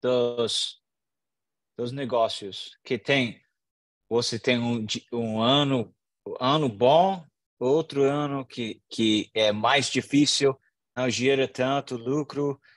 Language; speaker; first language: Portuguese; non-native, learner; English